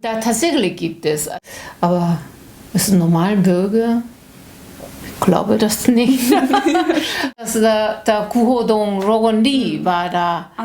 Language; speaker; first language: German; non-native, learner; Korean